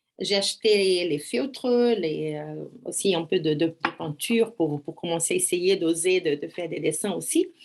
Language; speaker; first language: French; non-native, fluent; Portuguese